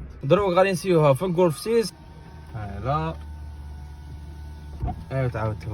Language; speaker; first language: Arabic; native; Arabic